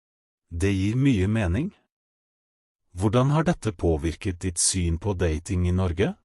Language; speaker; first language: Norwegian; non-native, fluent; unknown